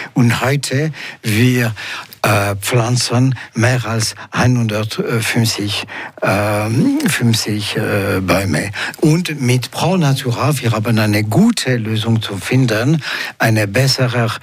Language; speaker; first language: German; non-native, local second language; French